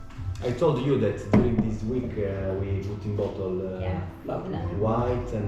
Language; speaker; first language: English; non-native, learner; Italian